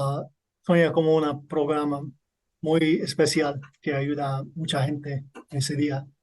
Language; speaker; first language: Spanish; non-native, learner; English